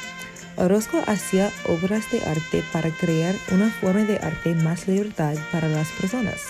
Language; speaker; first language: Spanish; non-native, learner; English